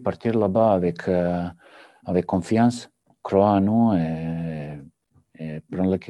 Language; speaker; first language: French; non-native, learner; Serbian